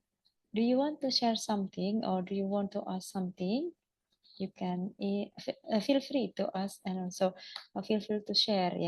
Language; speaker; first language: English; non-native, fluent; Indonesian